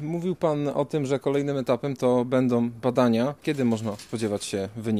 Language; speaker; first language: Polish; native; Polish